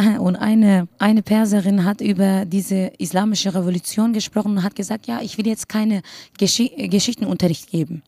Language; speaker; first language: German; non-native, fluent; Kurdish